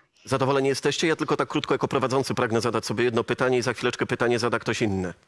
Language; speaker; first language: Polish; native; Polish